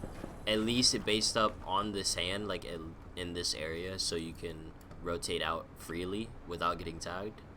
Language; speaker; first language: English; native; English